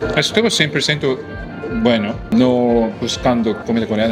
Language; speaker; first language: Spanish; non-native, learner; Korean